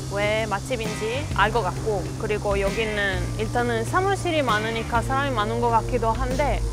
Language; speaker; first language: Korean; non-native, fluent; Italian